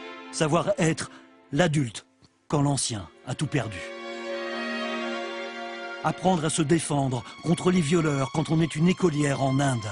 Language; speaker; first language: French; native; French